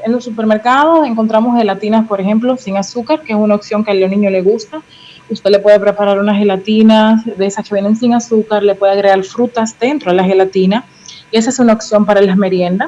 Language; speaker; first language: Spanish; native; Spanish